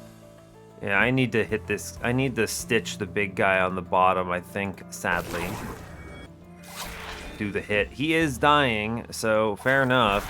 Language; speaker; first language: English; native; English